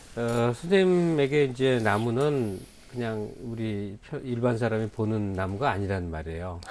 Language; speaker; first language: Korean; native; Korean